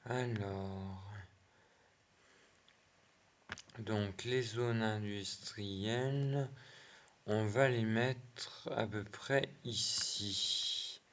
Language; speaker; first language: French; native; French